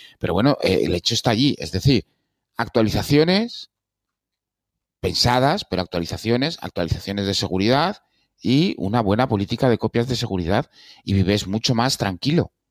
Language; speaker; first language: Spanish; native; Spanish